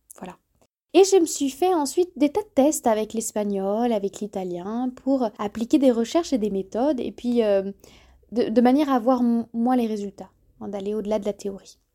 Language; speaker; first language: French; native; French